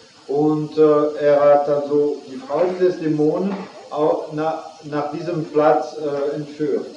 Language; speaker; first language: German; non-native, fluent; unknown